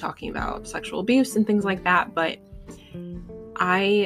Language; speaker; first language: English; native; English